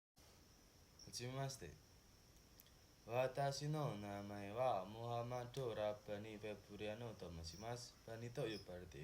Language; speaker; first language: Japanese; non-native, learner; Indonesian